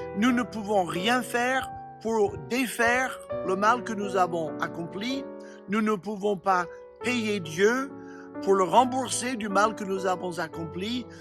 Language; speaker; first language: French; non-native, fluent; English